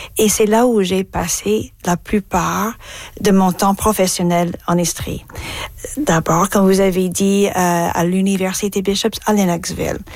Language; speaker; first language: French; non-native, fluent; English